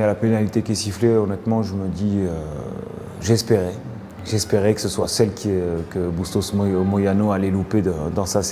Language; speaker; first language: French; native; French